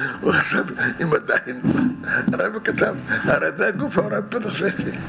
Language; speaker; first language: Hebrew; non-native, fluent; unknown